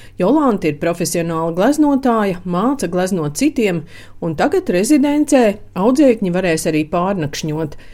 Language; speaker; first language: Latvian; native; Latvian